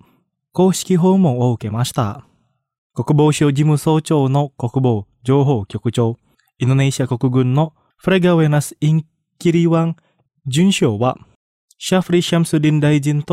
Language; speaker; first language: Japanese; non-native, fluent; Indonesian